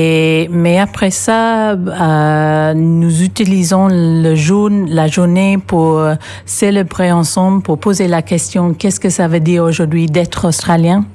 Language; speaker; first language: French; non-native, fluent; English